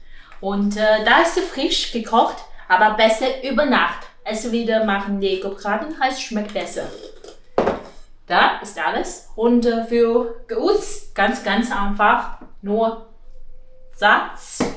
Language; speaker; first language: German; non-native, learner; Chinese